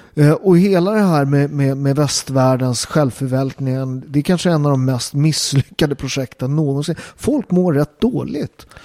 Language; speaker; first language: Swedish; early bilingual, other home language; Italian